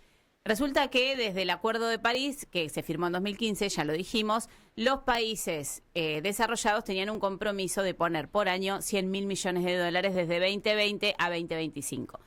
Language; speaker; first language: Spanish; native; Spanish